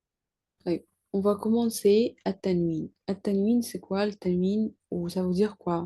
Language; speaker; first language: French; non-native, learner; Arabic